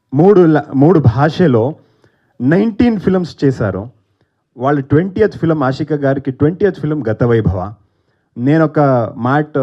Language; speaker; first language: Telugu; non-native, learner; Kannada